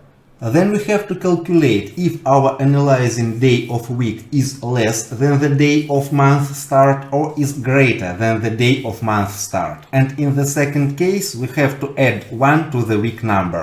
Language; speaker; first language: English; non-native, fluent; Russian